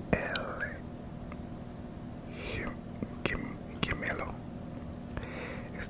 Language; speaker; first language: Spanish; non-native, learner; English